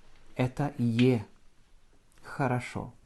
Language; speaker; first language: Russian; non-native, fluent; French